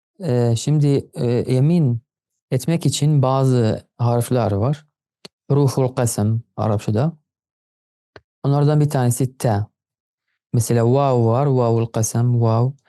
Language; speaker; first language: Turkish; non-native, fluent; Arabic